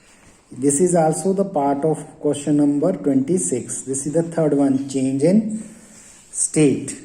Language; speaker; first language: English; non-native, local second language; Hindi